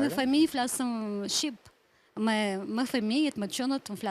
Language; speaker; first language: Albanian; early bilingual, heritage; Albanian